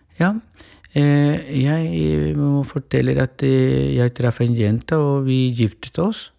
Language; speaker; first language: Norwegian; non-native, fluent; Spanish